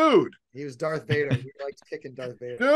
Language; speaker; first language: English; native; English